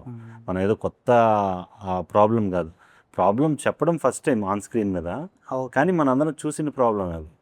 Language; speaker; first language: Telugu; native; Telugu